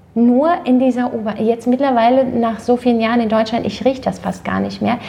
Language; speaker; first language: German; non-native, fluent; Latvian